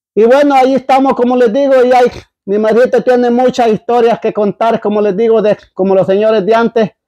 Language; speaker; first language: Spanish; native; Spanish